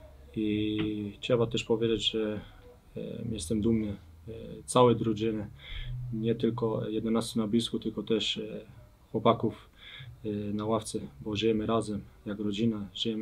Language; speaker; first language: Polish; non-native, fluent; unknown